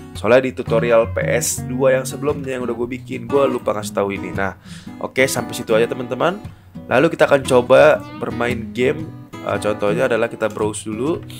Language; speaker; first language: Indonesian; native; Indonesian